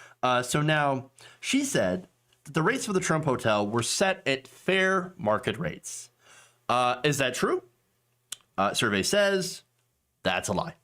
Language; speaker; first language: English; native; English